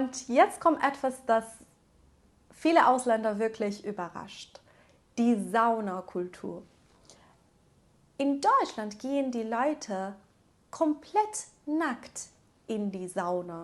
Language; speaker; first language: German; non-native, fluent; Persian